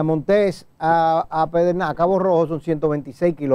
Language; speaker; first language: Spanish; native; Spanish